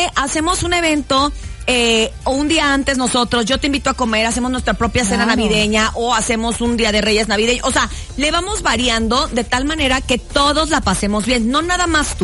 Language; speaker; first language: Spanish; native; Spanish